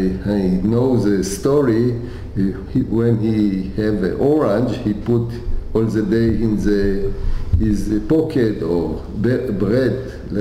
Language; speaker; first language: English; non-native, learner; Hebrew